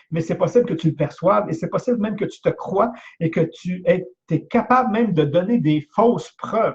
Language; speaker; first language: French; native; French